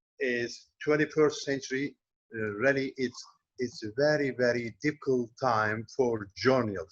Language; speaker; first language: English; non-native, learner; Turkish